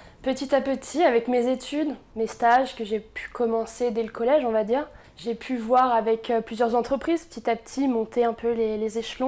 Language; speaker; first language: French; native; French